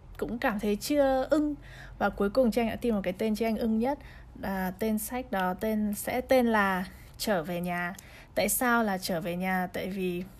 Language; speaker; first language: Vietnamese; early bilingual, heritage; Vietnamese